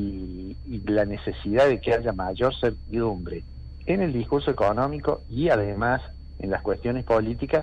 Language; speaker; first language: Spanish; native; Spanish